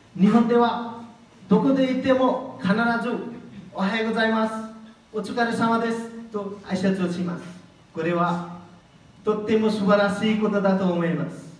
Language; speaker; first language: Japanese; non-native, learner; Nepali